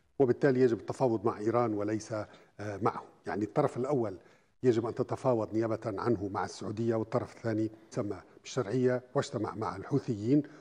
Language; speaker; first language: Arabic; native; Arabic